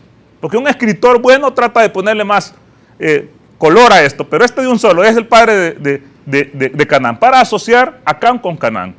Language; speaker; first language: Spanish; native; Spanish